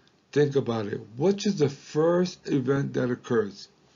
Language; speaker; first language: English; non-native, local second language; Spanish